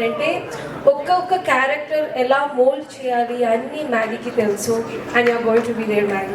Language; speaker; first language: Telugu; non-native, fluent; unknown